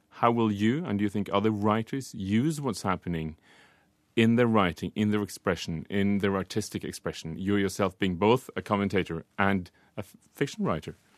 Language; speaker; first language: English; non-native, fluent; Norwegian